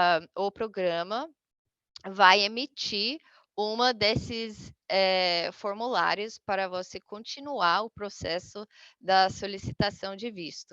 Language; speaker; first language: Portuguese; non-native, fluent; English